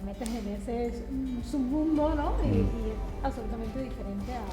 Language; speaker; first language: Spanish; native; Spanish